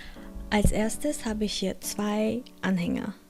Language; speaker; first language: German; non-native, fluent; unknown